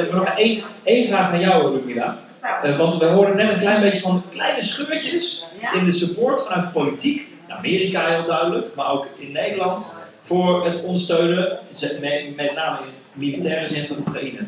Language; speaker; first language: Dutch; native; Dutch